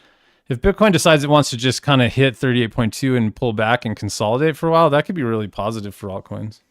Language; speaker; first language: English; native; English